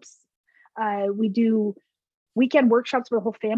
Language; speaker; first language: English; native; English